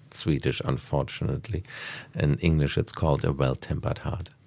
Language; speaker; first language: English; non-native, fluent; German